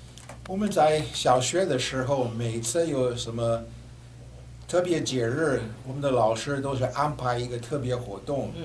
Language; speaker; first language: Chinese; non-native, fluent; English